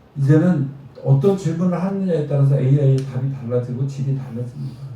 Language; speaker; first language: Korean; native; Korean